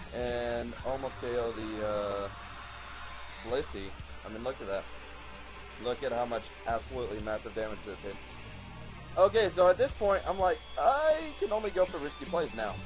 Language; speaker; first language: English; native; English